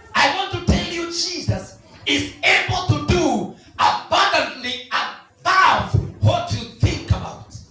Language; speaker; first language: English; non-native, local second language; Swahili